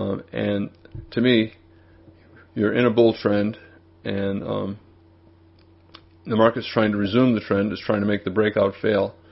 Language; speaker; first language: English; native; English